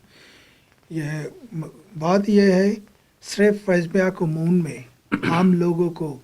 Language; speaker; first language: Hindi; non-native, local second language; Bangla